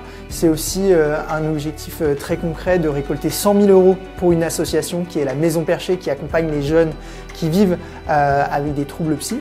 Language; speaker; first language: French; native; French